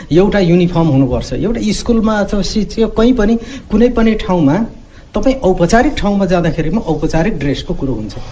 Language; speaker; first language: Nepali; non-native, local second language; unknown